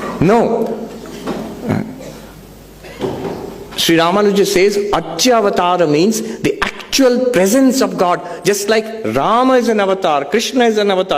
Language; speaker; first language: English; non-native, local second language; Bangla